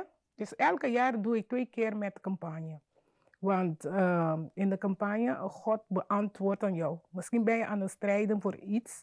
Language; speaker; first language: Dutch; non-native, fluent; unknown